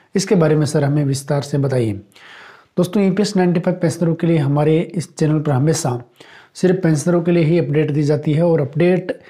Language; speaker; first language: Hindi; native; Hindi